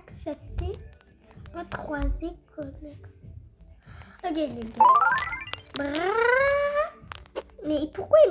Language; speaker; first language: French; native; French